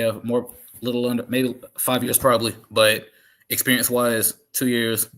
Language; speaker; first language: English; native; English